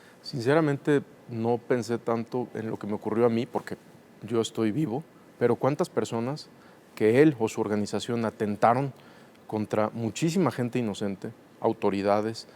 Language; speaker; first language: Spanish; native; Spanish